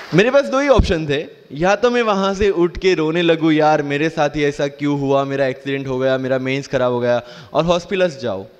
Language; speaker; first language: Hindi; non-native, local second language; Gujarati